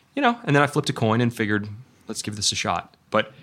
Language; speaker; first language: English; native; English